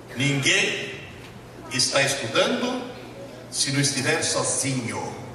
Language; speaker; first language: Portuguese; early bilingual, other home language; Italian